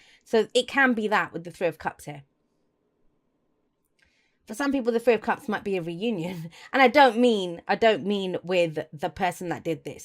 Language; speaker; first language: English; native; English